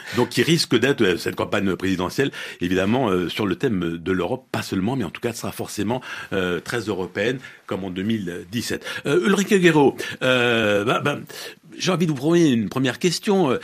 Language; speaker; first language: French; native; French